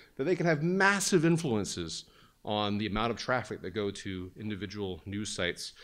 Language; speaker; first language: English; native; English